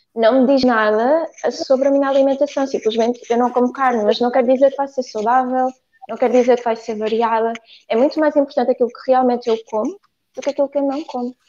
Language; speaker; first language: Portuguese; native; Portuguese